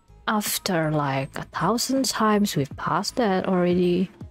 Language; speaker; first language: English; non-native, fluent; Indonesian